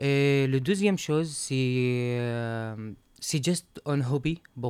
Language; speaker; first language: French; non-native, learner; Arabic